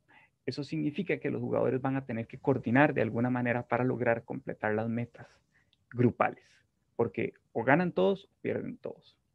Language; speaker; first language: Spanish; native; Spanish